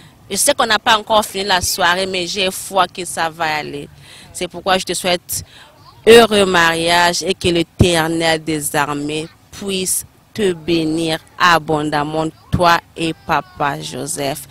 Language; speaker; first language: French; non-native, local second language; Lingala